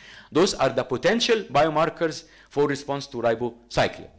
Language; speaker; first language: English; non-native, fluent; Arabic